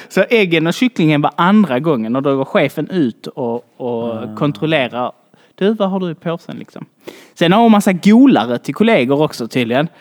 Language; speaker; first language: Swedish; native; Swedish